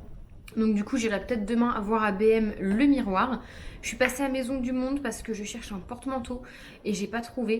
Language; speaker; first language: French; native; French